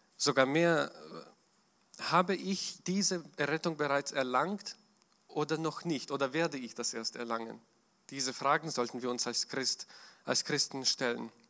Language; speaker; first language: German; non-native, fluent; Russian